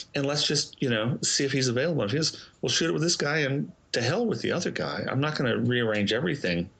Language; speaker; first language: English; native; English